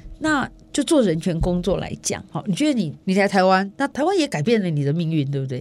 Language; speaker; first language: Chinese; native; Chinese